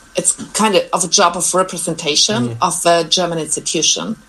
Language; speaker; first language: English; non-native, fluent; German